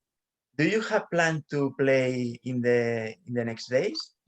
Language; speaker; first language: English; non-native, learner; Spanish